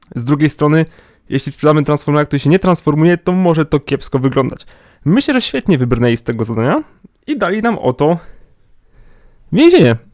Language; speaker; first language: Polish; native; Polish